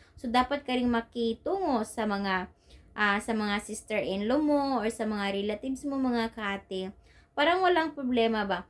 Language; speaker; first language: Filipino; non-native, local second language; Cebuano